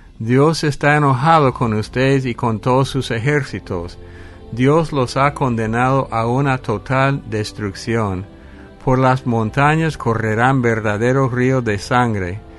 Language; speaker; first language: Spanish; non-native, fluent; English